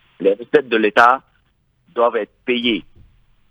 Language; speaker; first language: French; non-native, local second language; Fula